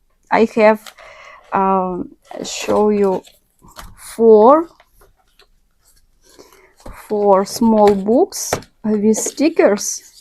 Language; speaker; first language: English; non-native, learner; Russian